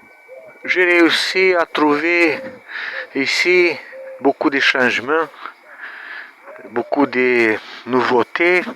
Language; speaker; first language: French; non-native, learner; Romanian